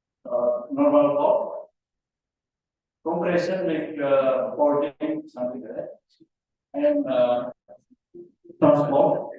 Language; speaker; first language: English; non-native, learner; Indonesian